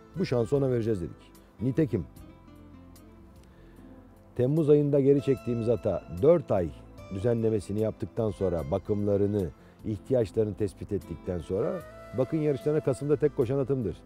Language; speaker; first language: Turkish; native; Turkish